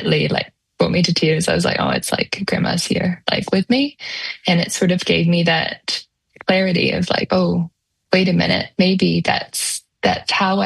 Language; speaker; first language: English; native; English